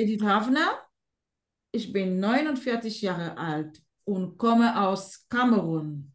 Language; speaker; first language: German; non-native, fluent; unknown